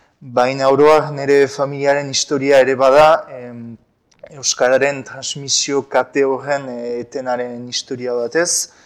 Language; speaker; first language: Basque; non-native, local second language; French